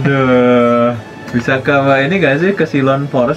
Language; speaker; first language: Indonesian; native; Indonesian